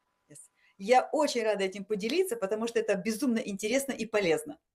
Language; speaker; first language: Russian; native; Russian